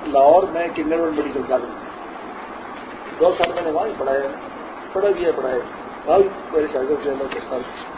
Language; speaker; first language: Urdu; non-native, local second language; Pashto